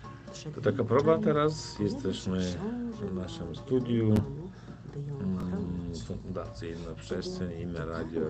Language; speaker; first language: Polish; non-native, fluent; Turkmen